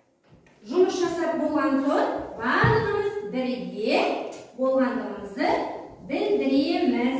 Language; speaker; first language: Kazakh; native; Kazakh